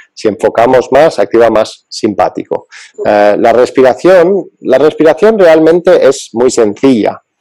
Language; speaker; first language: Spanish; early bilingual, other home language; English